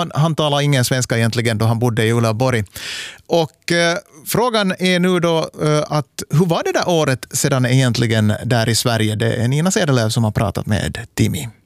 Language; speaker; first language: Swedish; native; Swedish